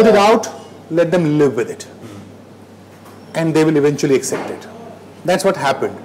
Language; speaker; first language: English; non-native, local second language; Hindi